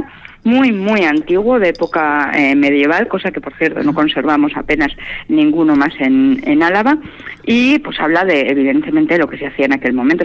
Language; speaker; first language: Spanish; native; Spanish